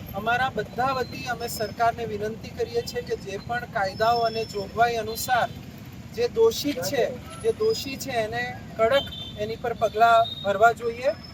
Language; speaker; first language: Gujarati; non-native, local second language; Sindhi